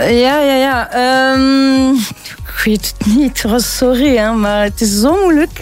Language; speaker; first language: Dutch; non-native, local second language; French